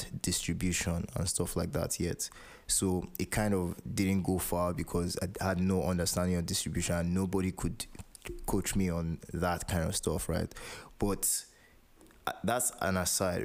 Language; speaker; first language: English; non-native, local second language; Yoruba